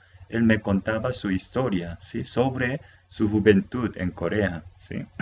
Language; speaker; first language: Spanish; non-native, fluent; Korean